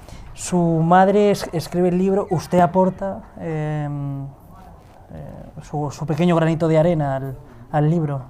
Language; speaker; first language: Spanish; native; Spanish